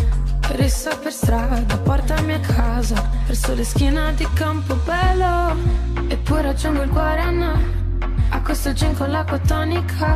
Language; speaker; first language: Italian; native; Italian